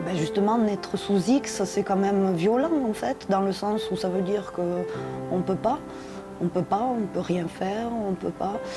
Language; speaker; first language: French; native; French